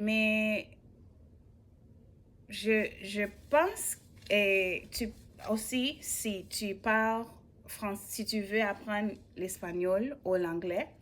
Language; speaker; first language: French; non-native, learner; English